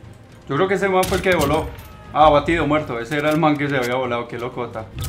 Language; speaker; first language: Spanish; native; Spanish